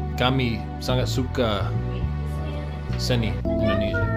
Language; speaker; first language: Indonesian; non-native, learner; English